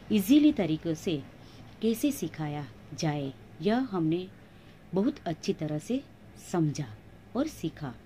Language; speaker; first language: Hindi; non-native, local second language; Gujarati